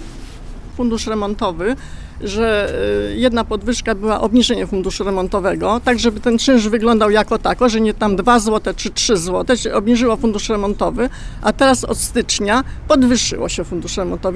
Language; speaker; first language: Polish; native; Polish